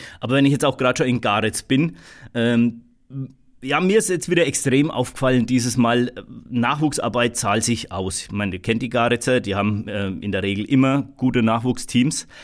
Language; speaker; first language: German; native; German